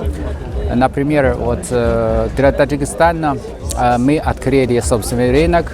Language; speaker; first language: Russian; non-native, fluent; Chinese